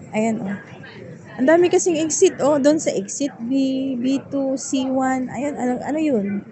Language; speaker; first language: Filipino; non-native, local second language; Iloko